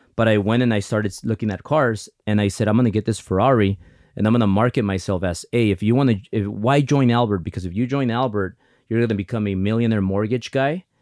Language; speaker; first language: English; early bilingual, other home language; Spanish